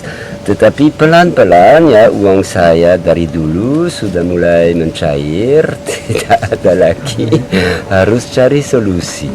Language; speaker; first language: Indonesian; non-native, learner; French